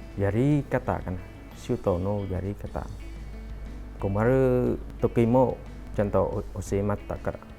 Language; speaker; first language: Japanese; non-native, learner; Vietnamese